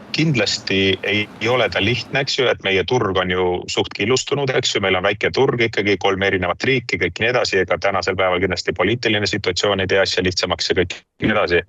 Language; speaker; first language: Estonian; native; Estonian